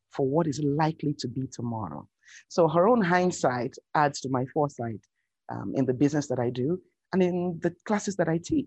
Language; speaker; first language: English; non-native, local second language; Yoruba